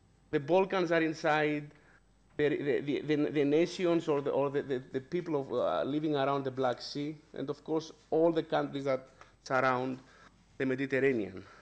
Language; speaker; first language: English; non-native, fluent; Greek